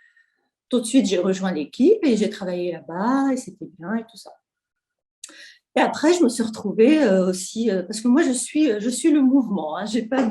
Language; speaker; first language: French; non-native, local second language; Arabic